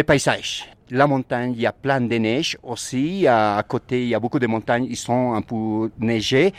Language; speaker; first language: French; non-native, learner; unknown